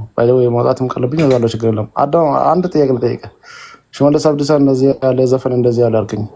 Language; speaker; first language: Amharic; non-native, local second language; Oromo